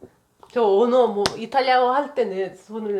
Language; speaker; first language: Korean; non-native, fluent; Italian